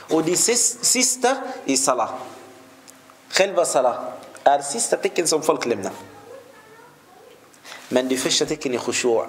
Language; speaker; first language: Swedish; non-native, fluent; Arabic